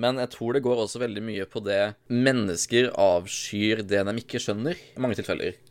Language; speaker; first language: Norwegian; native; Norwegian